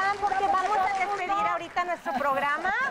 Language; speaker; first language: Spanish; native; Spanish